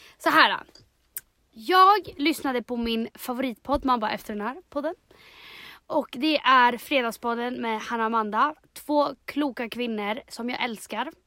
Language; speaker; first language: Swedish; early bilingual, other home language; Spanish